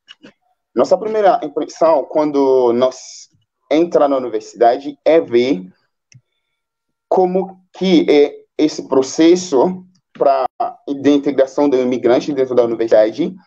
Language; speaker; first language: Portuguese; non-native, fluent; Haitian Creole